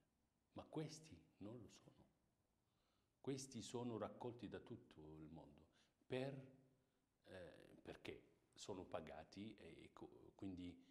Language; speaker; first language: Italian; non-native, fluent; Arabic